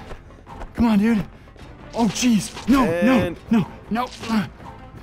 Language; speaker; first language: English; native; English